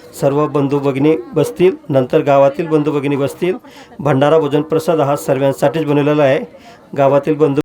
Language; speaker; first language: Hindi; non-native, local second language; Marathi